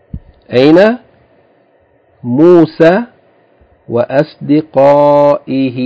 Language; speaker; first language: Arabic; non-native, fluent; English